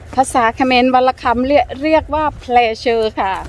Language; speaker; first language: Thai; non-native, local second language; Northern Khmer